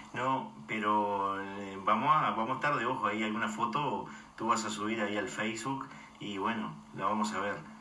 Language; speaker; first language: Spanish; native; Spanish